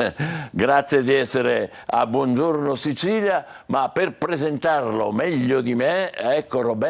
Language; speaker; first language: Italian; native; Italian